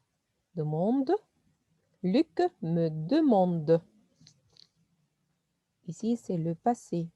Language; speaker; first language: French; non-native, fluent; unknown